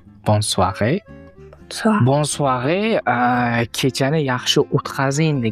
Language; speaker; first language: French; non-native, fluent; Uzbek